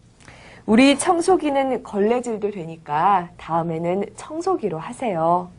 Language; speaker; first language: Korean; native; Korean